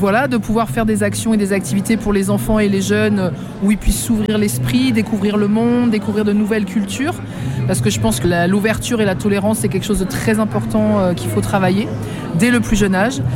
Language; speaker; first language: French; native; French